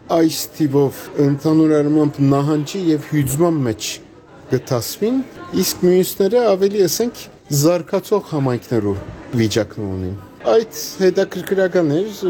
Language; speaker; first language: Armenian; native; Armenian